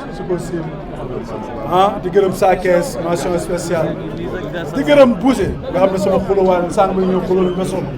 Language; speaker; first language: Wolof; native; Wolof